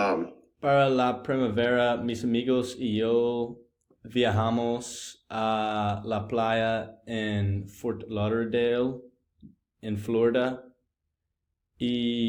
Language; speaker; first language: Spanish; non-native, learner; English